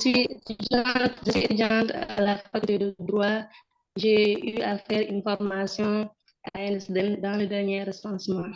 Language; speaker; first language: French; non-native, local second language; Wolof